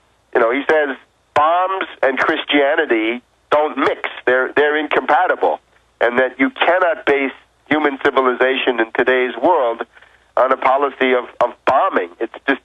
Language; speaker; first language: English; native; English